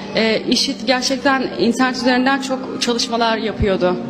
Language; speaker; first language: Turkish; native; Turkish